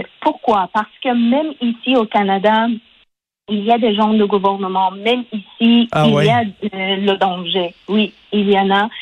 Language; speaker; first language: French; non-native, local second language; Persian